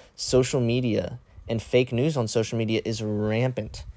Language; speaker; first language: English; native; English